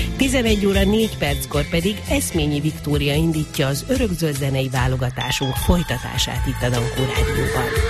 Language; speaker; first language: Hungarian; native; Hungarian